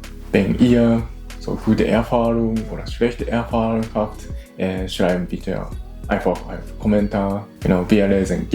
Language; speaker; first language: German; non-native, learner; Japanese